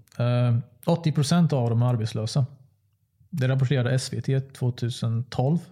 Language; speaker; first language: Swedish; early bilingual, other home language; Bosnian